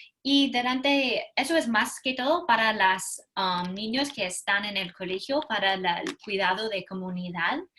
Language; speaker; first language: Spanish; non-native, fluent; English